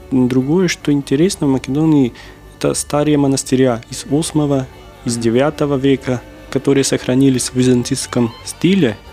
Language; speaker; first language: Russian; non-native, fluent; Macedonian